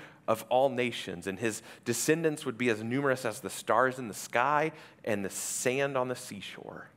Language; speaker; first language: English; native; English